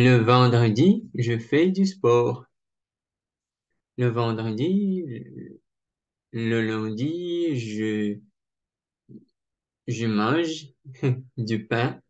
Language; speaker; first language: French; non-native, learner; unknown